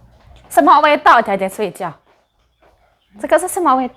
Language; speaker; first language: Chinese; non-native, learner; Javanese